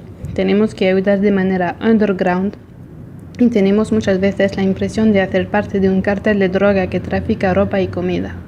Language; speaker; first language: Spanish; non-native, fluent; Portuguese